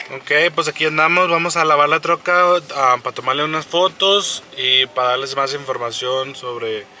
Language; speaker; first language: Spanish; early bilingual, other home language; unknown